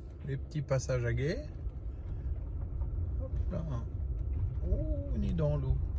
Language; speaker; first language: French; native; French